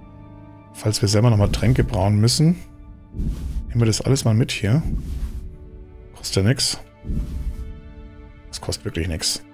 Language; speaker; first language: German; native; German